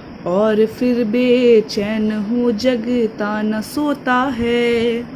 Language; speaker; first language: Hindi; native; Hindi